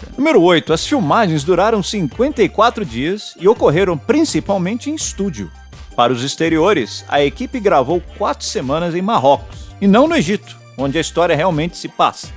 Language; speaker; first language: Portuguese; native; Portuguese